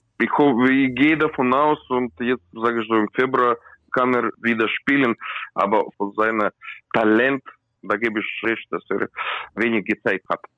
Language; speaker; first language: German; non-native, learner; Russian